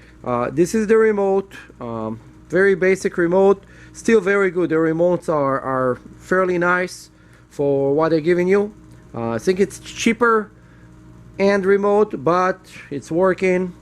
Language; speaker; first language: English; non-native, fluent; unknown